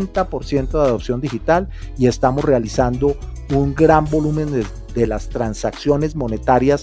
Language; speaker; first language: Spanish; native; Spanish